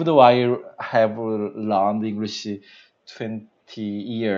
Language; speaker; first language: English; non-native, learner; Korean